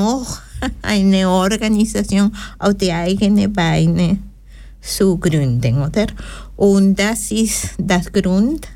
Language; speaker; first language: German; non-native, fluent; Spanish